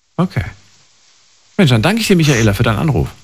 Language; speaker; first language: German; native; German